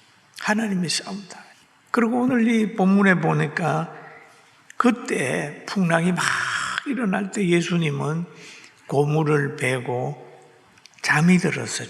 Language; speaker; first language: Korean; native; Korean